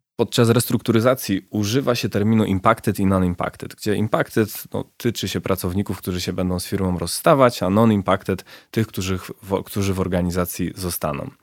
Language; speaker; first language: Polish; native; Polish